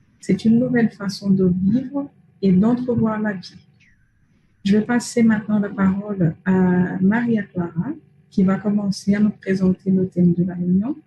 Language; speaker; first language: French; non-native, fluent; Portuguese